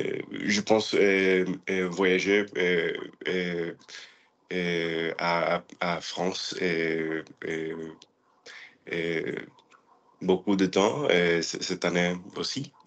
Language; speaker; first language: French; non-native, learner; English